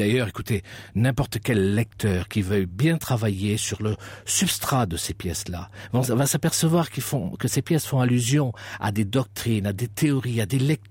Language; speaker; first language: French; native; French